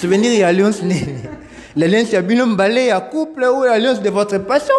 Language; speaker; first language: French; non-native, local second language; Lingala